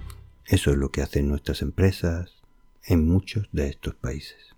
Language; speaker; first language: Spanish; native; Spanish